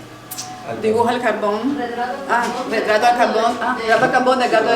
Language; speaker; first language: Spanish; native; Spanish